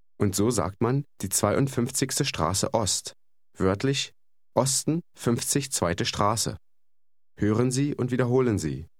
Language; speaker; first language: German; native; German